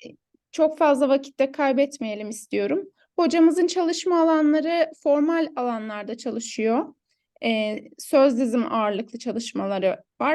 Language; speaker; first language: Turkish; native; Turkish